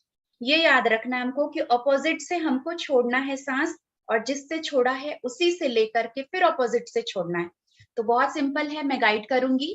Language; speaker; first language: Hindi; native; Hindi